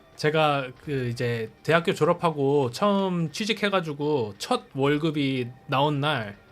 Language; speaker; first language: Korean; non-native, fluent; English